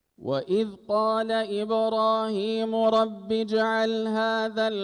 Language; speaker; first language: Arabic; native; Arabic